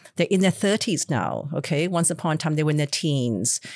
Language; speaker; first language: English; non-native, local second language; Cantonese